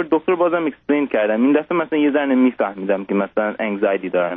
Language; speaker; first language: Persian; early bilingual, heritage; Persian